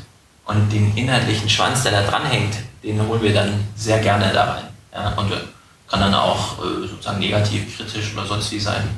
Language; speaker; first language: German; native; German